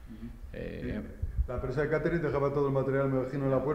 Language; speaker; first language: Spanish; native; Spanish